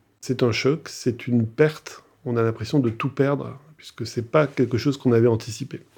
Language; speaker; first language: French; native; French